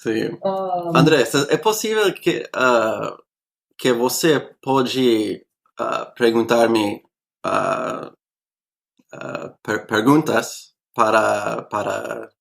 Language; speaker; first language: Portuguese; non-native, learner; English